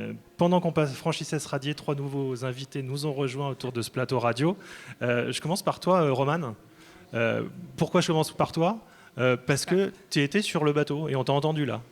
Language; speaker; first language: French; native; French